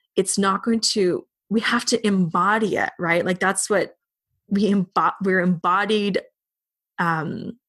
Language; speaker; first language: English; native; English